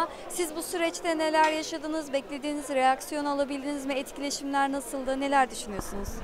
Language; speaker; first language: Turkish; native; Turkish